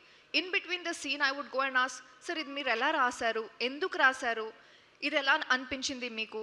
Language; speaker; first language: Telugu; non-native, local second language; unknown